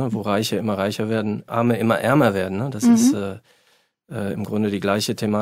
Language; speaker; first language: German; native; German